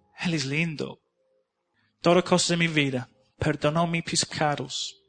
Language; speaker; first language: Spanish; non-native, learner; English